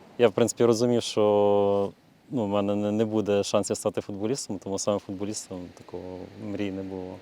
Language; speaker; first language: Ukrainian; native; Ukrainian